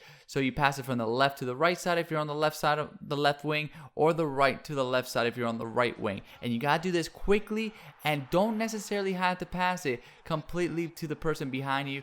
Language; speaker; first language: English; native; English